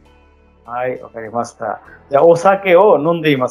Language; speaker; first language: Japanese; non-native, fluent; Bangla